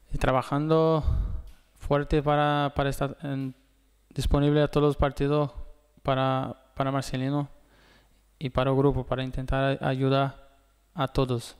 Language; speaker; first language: Spanish; non-native, learner; Portuguese